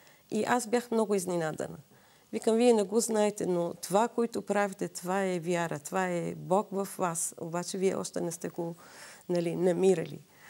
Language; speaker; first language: Bulgarian; non-native, fluent; Assyrian Neo-Aramaic